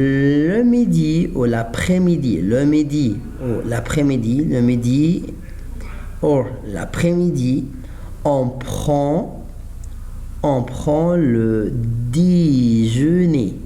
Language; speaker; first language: French; non-native, fluent; Arabic